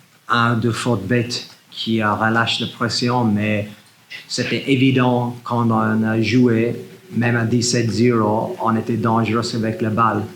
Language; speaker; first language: French; non-native, learner; English